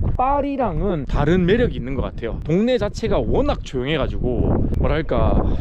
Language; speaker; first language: Korean; native; Korean